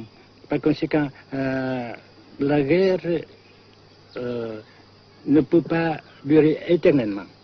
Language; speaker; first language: French; non-native, local second language; Vietnamese